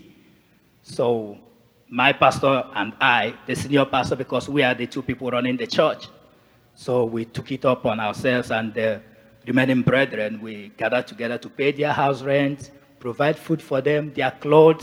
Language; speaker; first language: English; non-native, local second language; Igbo